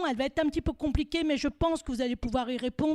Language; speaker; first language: French; native; French